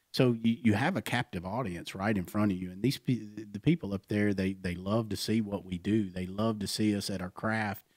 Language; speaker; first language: English; native; English